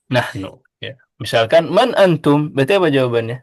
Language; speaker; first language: Indonesian; native; Indonesian